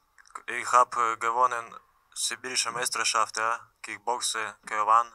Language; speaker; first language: German; non-native, learner; Russian